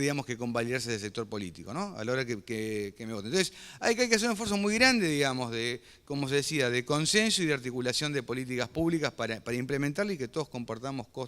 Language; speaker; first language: Spanish; native; Spanish